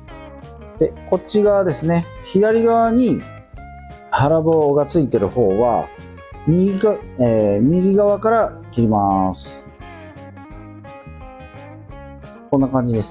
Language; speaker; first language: Japanese; native; Japanese